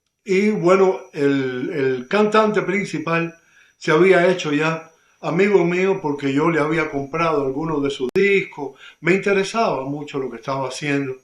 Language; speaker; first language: Spanish; native; Spanish